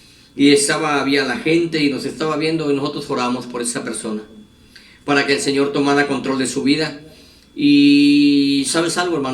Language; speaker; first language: Spanish; native; Spanish